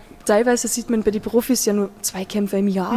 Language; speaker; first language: German; native; German